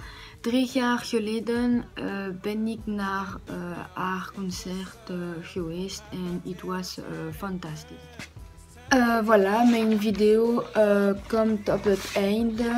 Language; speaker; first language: Dutch; non-native, learner; French